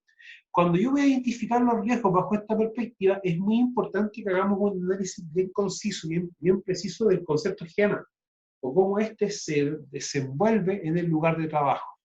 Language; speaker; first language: Spanish; native; Spanish